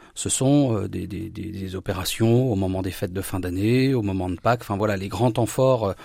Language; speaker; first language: French; native; French